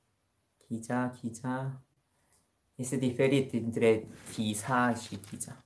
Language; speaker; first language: Romanian; non-native, learner; Korean